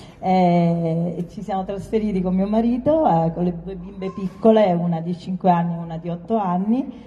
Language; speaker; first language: Italian; native; Italian